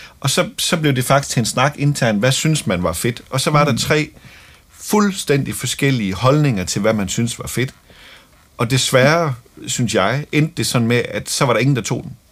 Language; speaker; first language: Danish; native; Danish